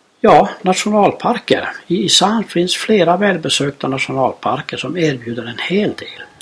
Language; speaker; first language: Swedish; native; Swedish